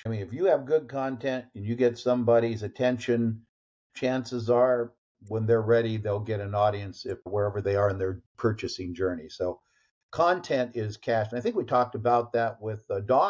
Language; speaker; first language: English; native; English